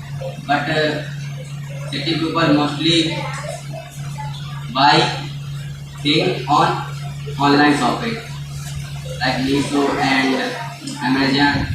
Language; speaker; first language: English; non-native, learner; Hindi